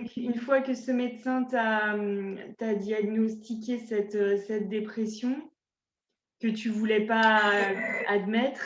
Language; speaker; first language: French; native; French